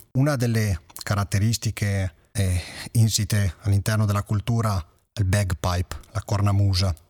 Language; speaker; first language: Italian; native; Italian